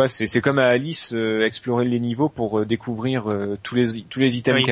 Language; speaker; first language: French; native; French